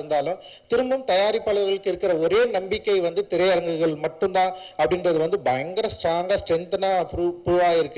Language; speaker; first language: Tamil; native; Tamil